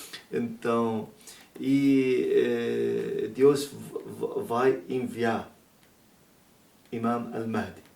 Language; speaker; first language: Portuguese; non-native, learner; Arabic